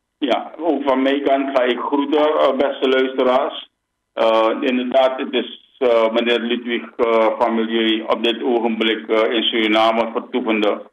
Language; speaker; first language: Dutch; native; Dutch